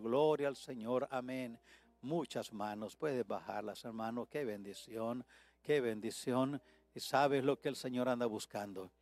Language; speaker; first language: Spanish; non-native, fluent; English